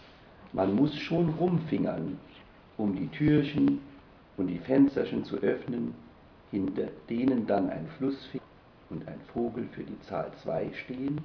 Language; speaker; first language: German; native; German